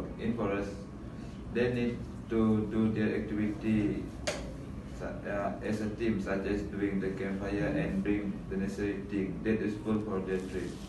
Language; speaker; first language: English; non-native, learner; Malay